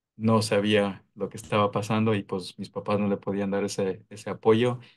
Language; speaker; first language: Spanish; early bilingual, heritage; Spanish